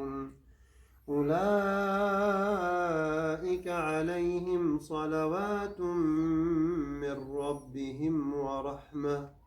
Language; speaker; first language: Arabic; native; Arabic